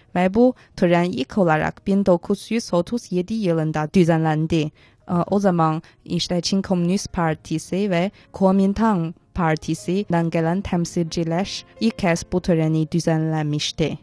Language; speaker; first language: Turkish; non-native, fluent; Chinese